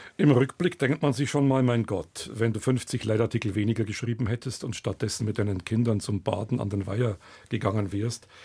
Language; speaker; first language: German; native; German